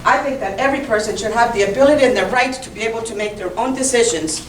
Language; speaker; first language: English; early bilingual, other home language; Italian